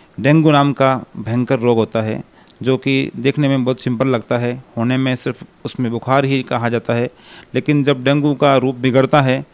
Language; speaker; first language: Hindi; native; Hindi